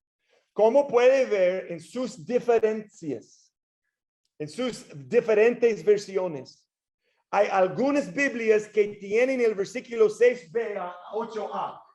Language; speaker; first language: Spanish; non-native, fluent; English